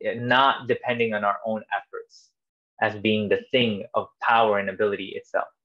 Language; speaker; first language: English; native; English